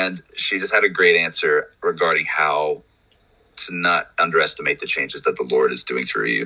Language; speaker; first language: English; native; English